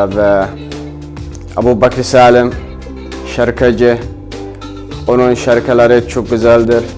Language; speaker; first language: Turkish; non-native, learner; Arabic